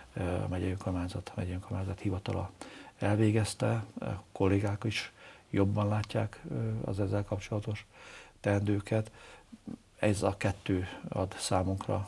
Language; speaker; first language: Hungarian; native; Hungarian